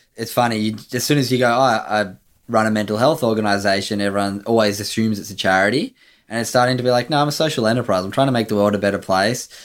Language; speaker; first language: English; native; English